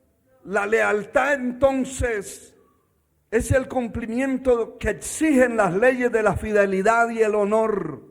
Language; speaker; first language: Spanish; native; Spanish